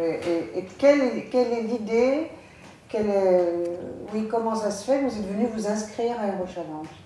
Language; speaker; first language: French; native; French